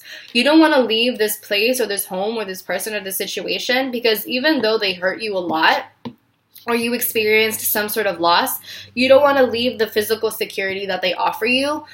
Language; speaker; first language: English; native; English